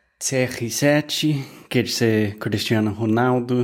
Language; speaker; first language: Portuguese; non-native, fluent; English